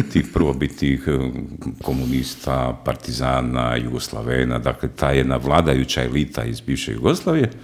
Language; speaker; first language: Croatian; native; Croatian